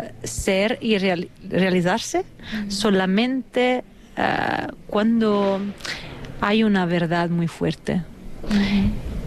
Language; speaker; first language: Spanish; non-native, fluent; Italian